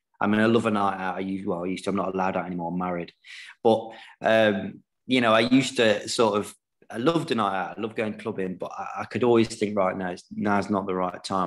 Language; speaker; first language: English; native; English